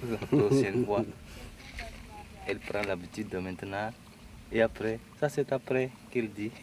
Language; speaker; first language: French; non-native, local second language; Malagasy